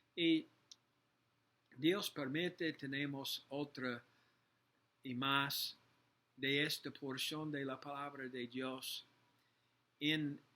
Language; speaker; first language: Spanish; non-native, learner; English